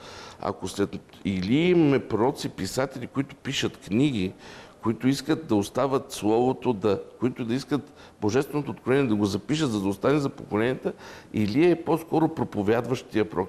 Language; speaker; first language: Bulgarian; native; Bulgarian